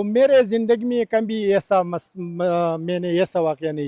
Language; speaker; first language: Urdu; non-native, local second language; Pashto